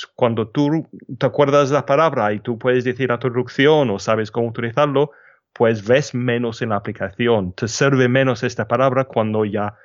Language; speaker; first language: Spanish; non-native, fluent; English